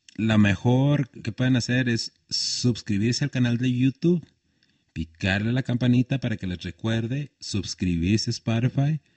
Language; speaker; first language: Spanish; native; Spanish